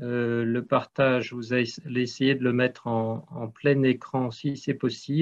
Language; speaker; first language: French; native; French